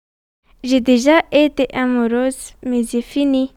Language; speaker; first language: French; non-native, learner; Romanian